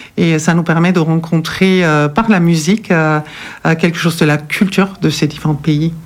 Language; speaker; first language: French; non-native, fluent; German